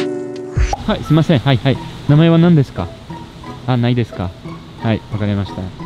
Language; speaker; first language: Japanese; non-native, learner; French